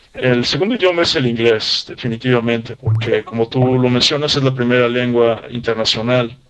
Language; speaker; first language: Spanish; native; Spanish